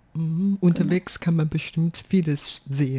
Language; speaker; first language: German; non-native, fluent; Chinese